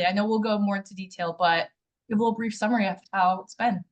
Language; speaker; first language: English; native; English